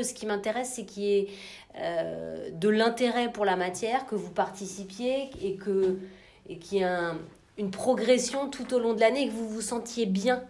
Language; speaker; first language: French; native; French